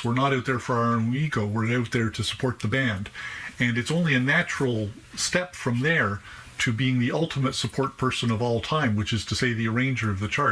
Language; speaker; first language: English; native; English